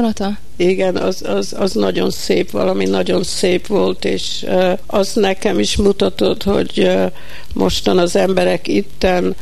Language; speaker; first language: Hungarian; early bilingual, heritage; Hungarian